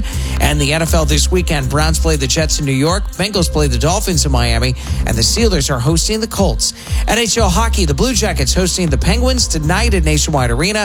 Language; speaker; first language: English; native; English